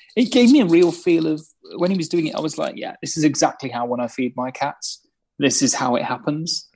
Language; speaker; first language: English; native; English